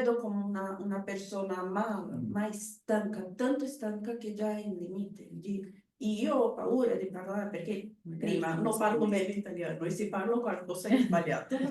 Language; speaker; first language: Italian; non-native, learner; Portuguese